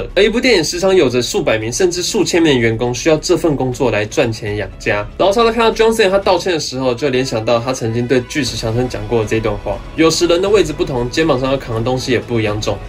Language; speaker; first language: Chinese; native; Chinese